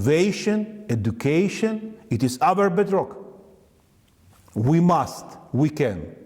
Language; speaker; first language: English; non-native, learner; Ukrainian